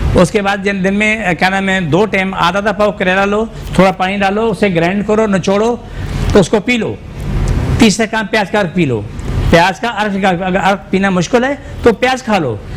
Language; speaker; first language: Urdu; non-native, local second language; Pashto